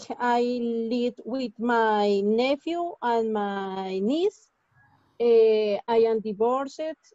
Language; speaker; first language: English; non-native, learner; Spanish